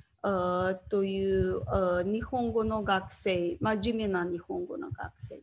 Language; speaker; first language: Japanese; non-native, learner; Slovenian